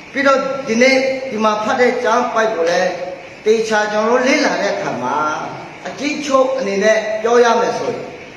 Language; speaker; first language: Burmese; non-native, local second language; Akha